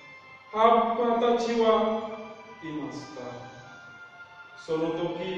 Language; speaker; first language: Japanese; non-native, learner; Indonesian